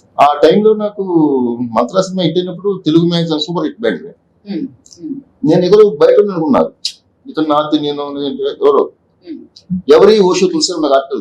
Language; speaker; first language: Telugu; native; Telugu